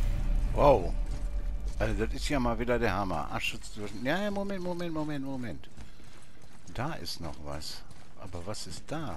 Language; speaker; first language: German; native; German